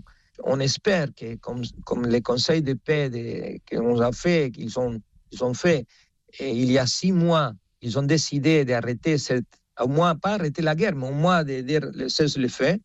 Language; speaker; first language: French; non-native, fluent; Spanish